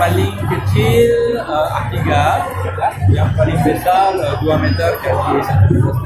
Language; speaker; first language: Indonesian; non-native, fluent; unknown